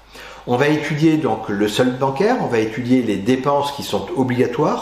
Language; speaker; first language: French; native; French